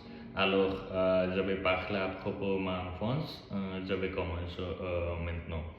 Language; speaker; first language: French; non-native, learner; Nepali